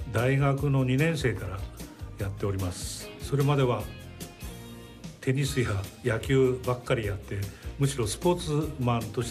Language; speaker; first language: Japanese; native; Japanese